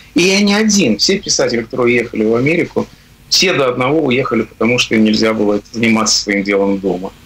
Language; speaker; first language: Russian; native; Russian